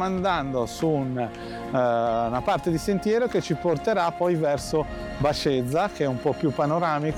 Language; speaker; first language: Italian; native; Italian